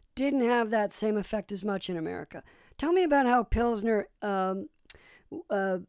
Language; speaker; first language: English; early bilingual, other home language; Polish